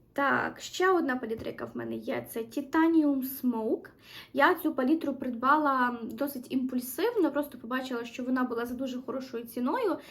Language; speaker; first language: Ukrainian; non-native, local second language; Russian